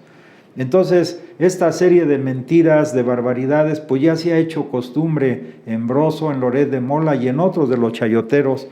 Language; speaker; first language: Spanish; native; Spanish